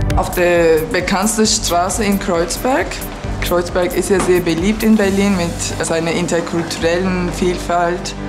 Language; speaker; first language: German; non-native, fluent; Turkish